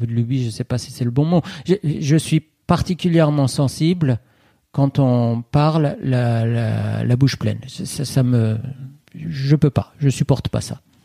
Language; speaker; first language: French; non-native, fluent; Persian